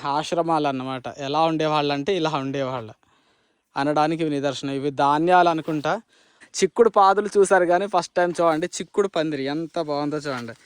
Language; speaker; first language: Telugu; native; Telugu